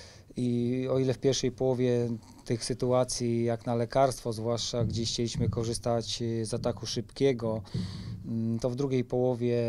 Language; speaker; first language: Polish; native; Polish